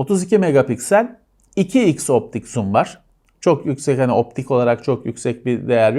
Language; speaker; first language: Turkish; native; Turkish